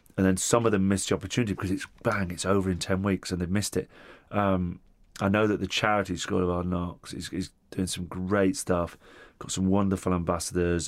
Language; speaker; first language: English; non-native, local second language; Italian